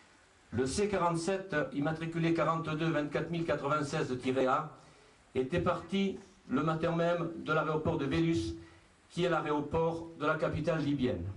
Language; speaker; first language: French; native; French